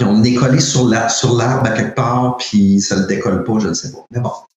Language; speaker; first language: French; native; French